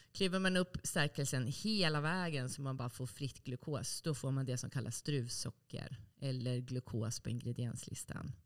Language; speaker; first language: Swedish; native; Swedish